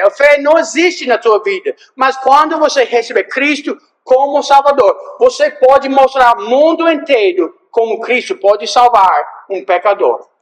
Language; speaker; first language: Portuguese; non-native, fluent; English